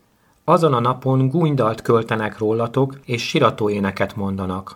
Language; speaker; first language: Hungarian; native; Hungarian